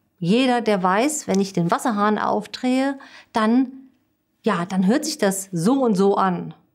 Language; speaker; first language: German; native; German